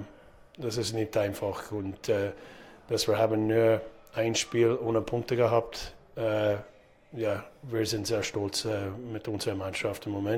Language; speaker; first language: German; non-native, fluent; English